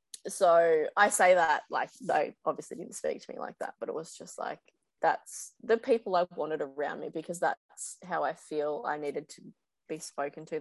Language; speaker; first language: English; native; English